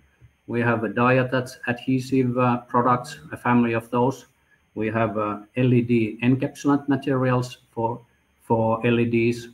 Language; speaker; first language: English; non-native, fluent; Finnish